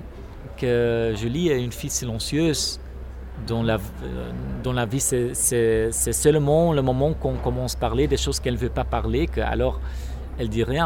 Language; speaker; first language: French; non-native, local second language; Dutch